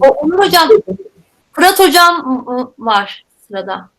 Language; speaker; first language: Turkish; native; Turkish